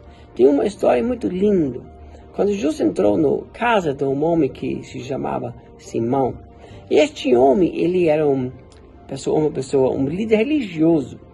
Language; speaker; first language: Portuguese; non-native, fluent; German